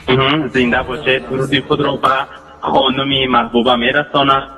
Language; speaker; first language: Persian; native; Persian